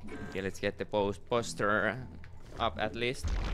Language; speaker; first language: English; non-native, fluent; Finnish